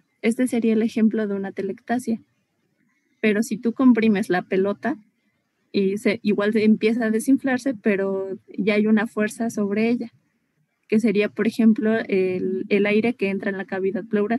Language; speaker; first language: Spanish; native; Spanish